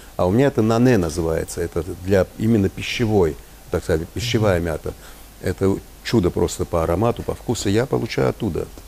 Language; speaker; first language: Russian; non-native, local second language; Armenian